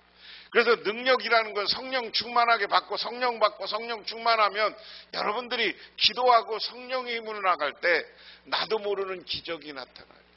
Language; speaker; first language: Korean; native; Korean